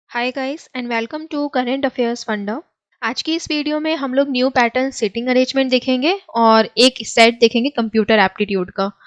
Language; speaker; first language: Hindi; native; Hindi